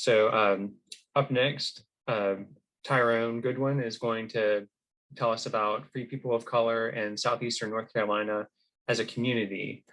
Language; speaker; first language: English; native; English